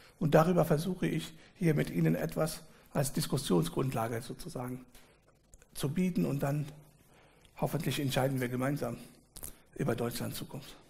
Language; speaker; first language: German; early bilingual, other home language; Arabic